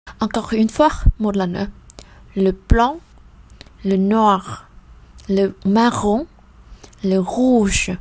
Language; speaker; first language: French; non-native, fluent; Vietnamese